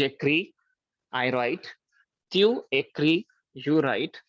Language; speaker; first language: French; non-native, learner; Hindi